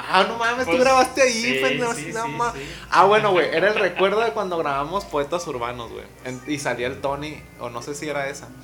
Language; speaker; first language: Spanish; native; Spanish